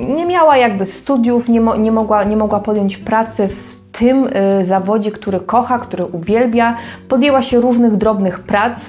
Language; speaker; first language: Polish; native; Polish